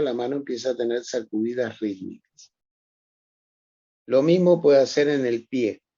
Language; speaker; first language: Spanish; native; Spanish